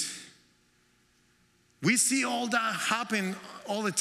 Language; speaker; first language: English; non-native, fluent; Spanish